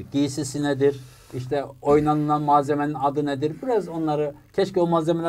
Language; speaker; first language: Turkish; native; Turkish